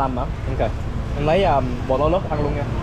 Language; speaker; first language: Vietnamese; early bilingual, heritage; English